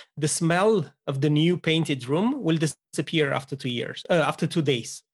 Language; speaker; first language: English; non-native, fluent; Romanian